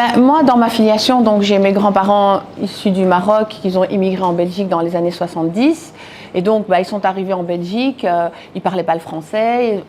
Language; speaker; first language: French; native; French